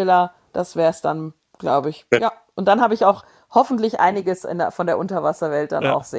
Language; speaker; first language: German; native; German